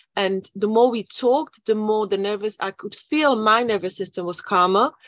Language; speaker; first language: English; non-native, fluent; Czech